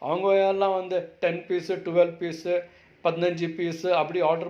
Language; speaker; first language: Tamil; non-native, local second language; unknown